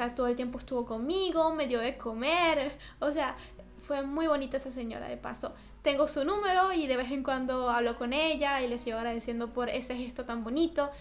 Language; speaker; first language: Spanish; native; Spanish